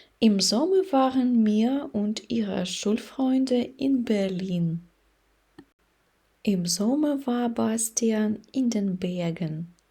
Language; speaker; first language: German; non-native, fluent; Ukrainian